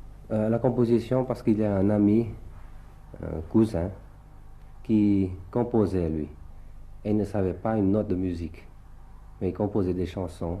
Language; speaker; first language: French; early bilingual, other home language; Thai